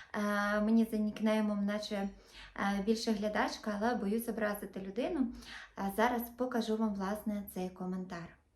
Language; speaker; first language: Ukrainian; non-native, local second language; Russian